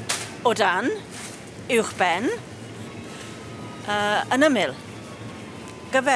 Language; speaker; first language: Welsh; non-native, learner; English